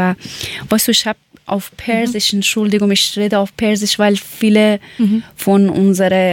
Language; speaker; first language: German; non-native, learner; Persian